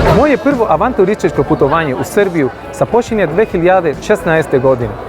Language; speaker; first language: Bosnian; non-native, fluent; Spanish